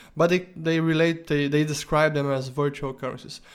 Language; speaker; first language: English; non-native, fluent; Portuguese